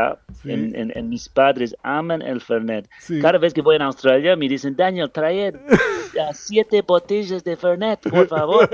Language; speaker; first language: Spanish; non-native, learner; English